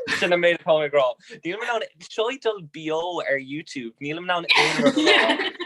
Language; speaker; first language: Irish; non-native, local second language; English